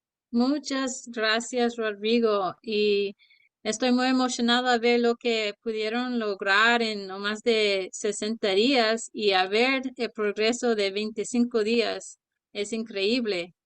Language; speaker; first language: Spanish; early bilingual, heritage; Spanish